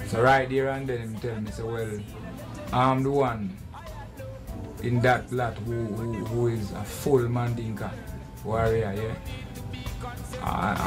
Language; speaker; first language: English; non-native, local second language; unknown